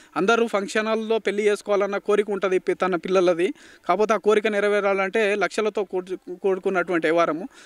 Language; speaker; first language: Telugu; native; Telugu